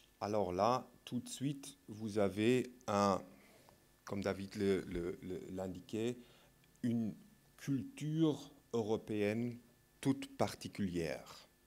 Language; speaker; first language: French; non-native, fluent; German